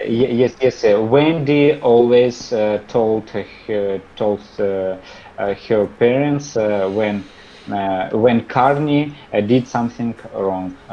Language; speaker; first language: English; non-native, learner; Russian